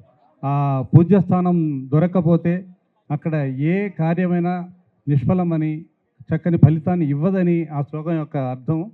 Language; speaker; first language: Telugu; native; Telugu